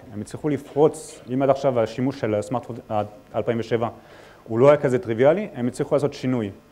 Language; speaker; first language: Hebrew; non-native, fluent; French